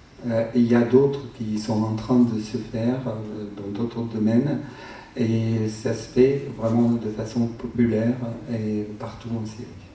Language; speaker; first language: French; non-native, fluent; Arabic